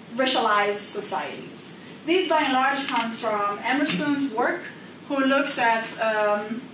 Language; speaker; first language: English; non-native, fluent; Indonesian